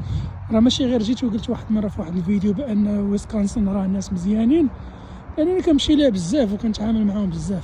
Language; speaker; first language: Arabic; native; Arabic